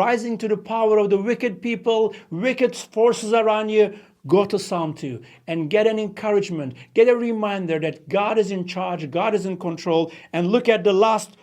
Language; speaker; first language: English; non-native, fluent; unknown